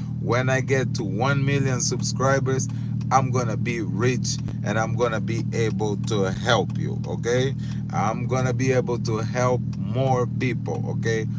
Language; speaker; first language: English; non-native, fluent; Portuguese